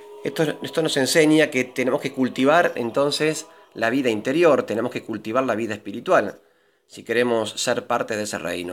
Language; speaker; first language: Spanish; native; Spanish